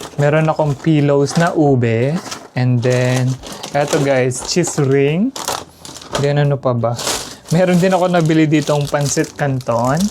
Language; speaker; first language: Filipino; non-native, local second language; Pampanga